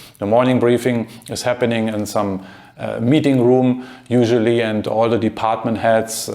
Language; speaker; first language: English; non-native, fluent; German